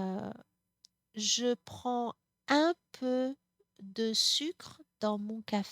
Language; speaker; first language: French; non-native, fluent; English